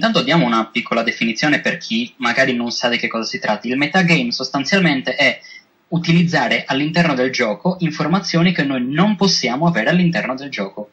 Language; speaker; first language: Italian; native; Italian